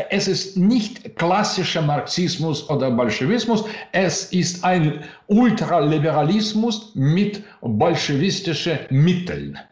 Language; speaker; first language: German; non-native, learner; Russian